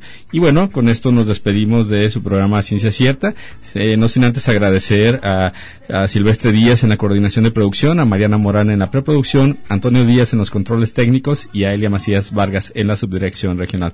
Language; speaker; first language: Spanish; native; Spanish